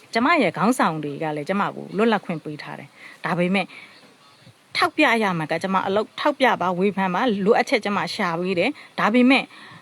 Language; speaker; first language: Burmese; non-native, local second language; Mon